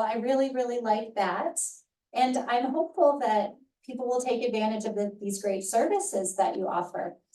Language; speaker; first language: English; native; English